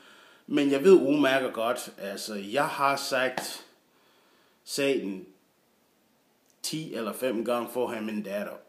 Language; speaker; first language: Danish; non-native, learner; English